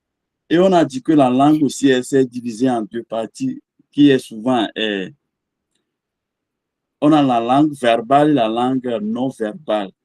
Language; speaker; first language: French; non-native, learner; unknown